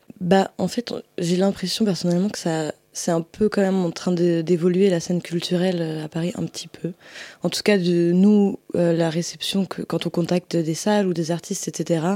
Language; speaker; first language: French; native; French